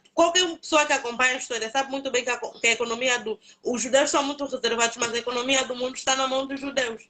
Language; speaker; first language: Portuguese; native; Portuguese